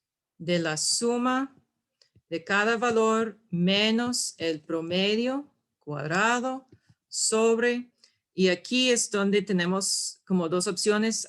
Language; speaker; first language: Spanish; non-native, fluent; English